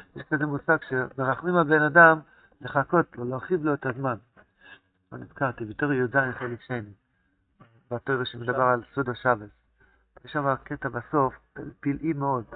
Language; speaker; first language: Hebrew; non-native, fluent; Yiddish